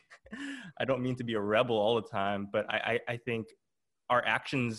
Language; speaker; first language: English; native; English